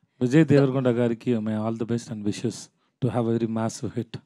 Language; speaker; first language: Telugu; non-native, learner; Tamil